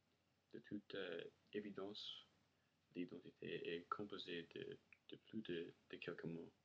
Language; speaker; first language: French; non-native, learner; English